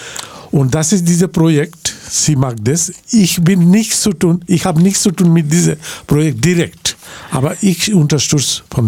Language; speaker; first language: German; non-native, fluent; Bangla